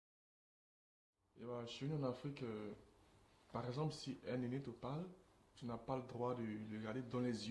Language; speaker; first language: French; non-native, local second language; Sango